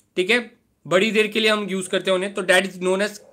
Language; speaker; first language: Hindi; native; Hindi